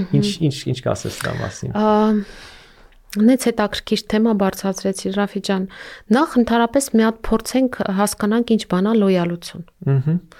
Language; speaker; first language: Armenian; native; Armenian